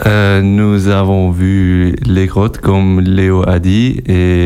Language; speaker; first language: French; non-native, learner; German